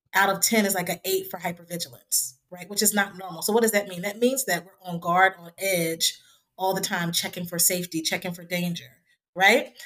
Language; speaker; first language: English; native; English